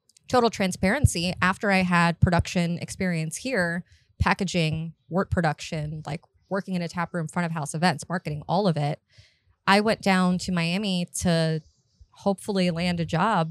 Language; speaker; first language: English; native; English